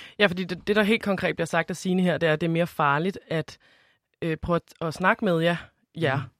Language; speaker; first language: Danish; native; Danish